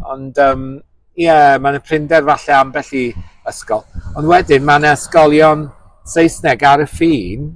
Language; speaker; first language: Welsh; native; Welsh